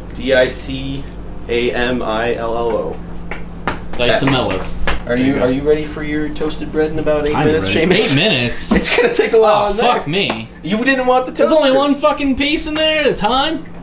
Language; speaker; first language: English; native; English